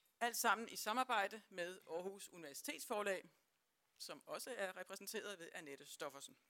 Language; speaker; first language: Danish; native; Danish